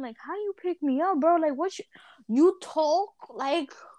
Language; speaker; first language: English; early bilingual, other home language; Spanish